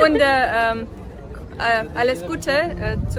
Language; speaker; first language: German; non-native, learner; Georgian